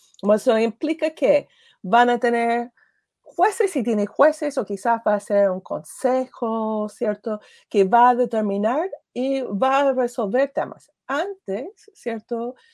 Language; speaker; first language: Spanish; non-native, fluent; English